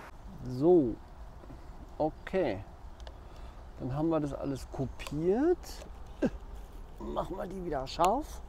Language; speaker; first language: German; native; German